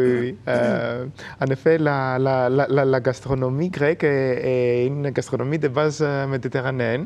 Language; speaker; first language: French; non-native, fluent; Greek